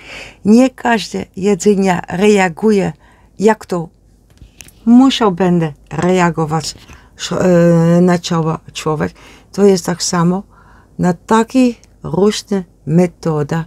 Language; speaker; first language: Polish; non-native, learner; Dutch